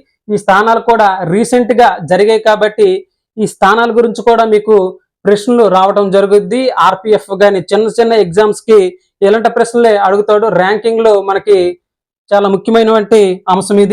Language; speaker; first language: Telugu; native; Telugu